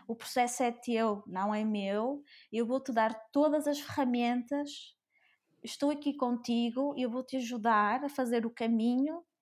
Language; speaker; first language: Portuguese; early bilingual, other home language; Spanish